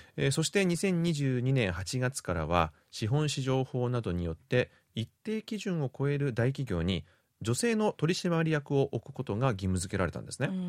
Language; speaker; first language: Japanese; non-native, fluent; Korean